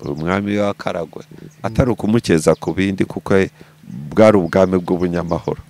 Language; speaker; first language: Kinyarwanda; native; Kinyarwanda